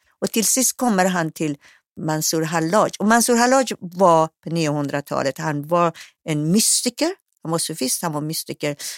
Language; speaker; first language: Swedish; non-native, fluent; Persian